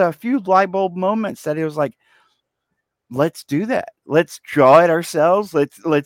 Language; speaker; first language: English; native; English